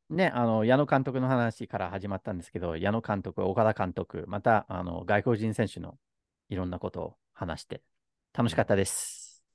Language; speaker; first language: Japanese; native; Japanese